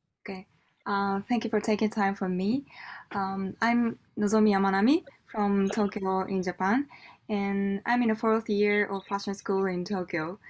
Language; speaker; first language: English; non-native, learner; Japanese